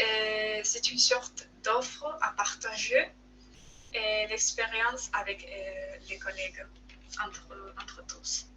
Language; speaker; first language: French; non-native, learner; Spanish